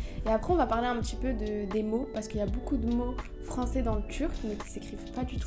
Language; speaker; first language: French; native; French